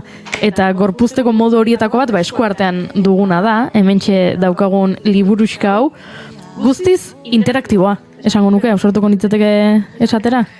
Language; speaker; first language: Basque; native; Basque